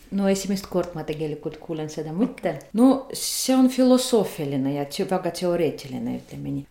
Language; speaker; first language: Estonian; non-native, fluent; Russian